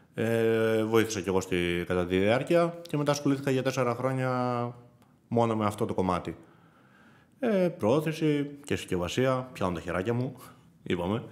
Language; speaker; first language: Greek; native; Greek